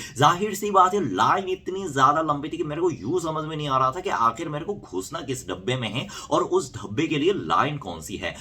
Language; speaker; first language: Hindi; non-native, fluent; Korean